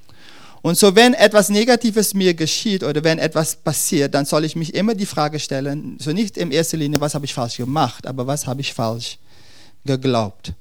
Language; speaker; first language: German; non-native, fluent; Dutch